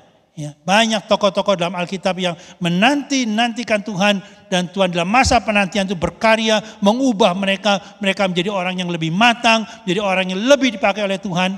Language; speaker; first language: Indonesian; native; Indonesian